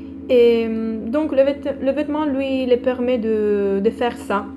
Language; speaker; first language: French; non-native, fluent; Italian